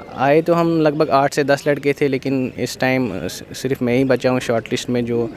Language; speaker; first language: Hindi; native; Hindi